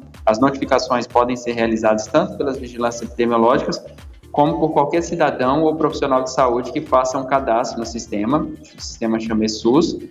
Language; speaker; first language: Portuguese; native; Portuguese